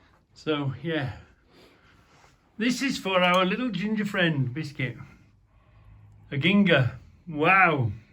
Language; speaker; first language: English; native; English